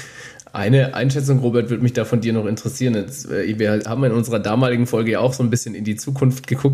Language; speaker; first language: German; native; German